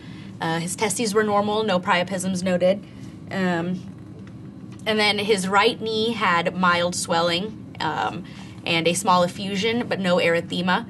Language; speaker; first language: English; native; English